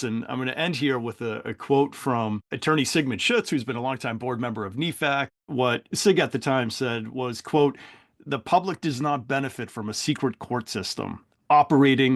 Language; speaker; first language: English; native; English